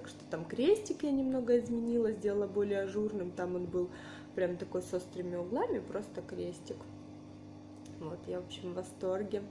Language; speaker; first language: Russian; native; Russian